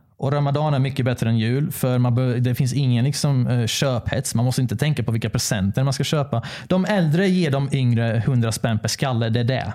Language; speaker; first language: Swedish; early bilingual, other home language; Bosnian